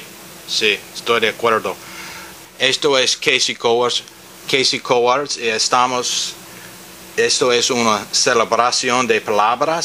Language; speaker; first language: Spanish; non-native, learner; English